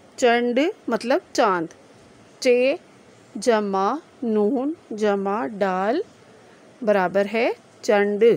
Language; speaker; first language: Urdu; non-native, local second language; Sindhi